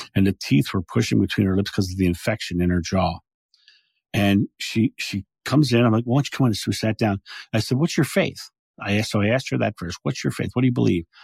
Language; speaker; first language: English; native; English